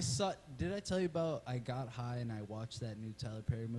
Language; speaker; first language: English; native; English